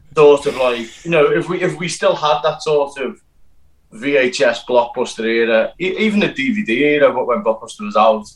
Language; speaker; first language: English; native; English